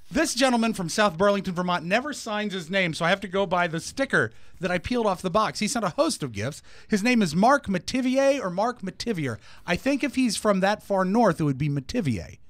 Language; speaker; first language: English; native; English